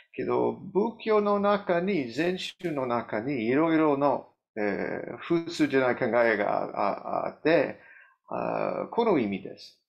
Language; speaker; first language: Japanese; non-native, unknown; English